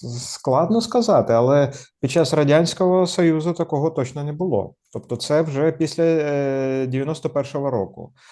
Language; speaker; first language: Ukrainian; non-native, local second language; Russian